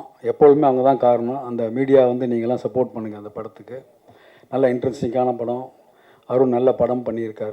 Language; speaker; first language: Tamil; native; Tamil